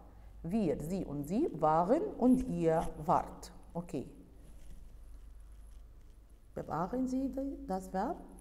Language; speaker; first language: German; non-native, fluent; Arabic